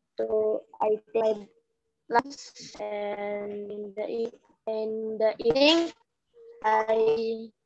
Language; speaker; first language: English; non-native, learner; Indonesian